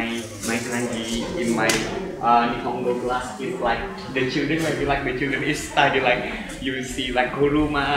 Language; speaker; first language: English; non-native, learner; Indonesian